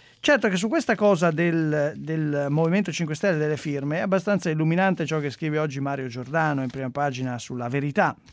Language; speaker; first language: Italian; native; Italian